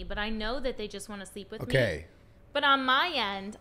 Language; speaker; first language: English; native; English